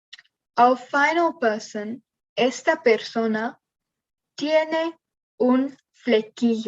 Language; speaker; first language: Spanish; non-native, learner; English